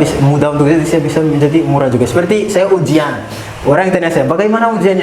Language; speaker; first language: Indonesian; non-native, fluent; Malagasy